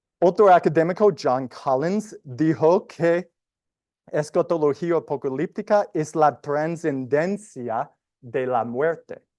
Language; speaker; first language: Spanish; non-native, learner; English